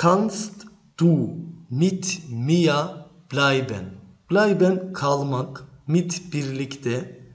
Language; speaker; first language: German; non-native, fluent; Turkish